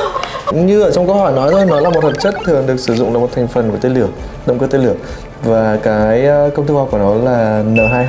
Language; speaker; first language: Vietnamese; native; Vietnamese